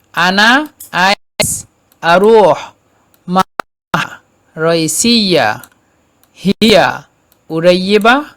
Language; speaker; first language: Egyptian Arabic; non-native, fluent; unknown